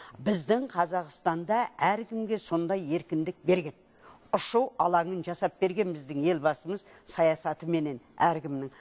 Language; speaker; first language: Kazakh; native; Kazakh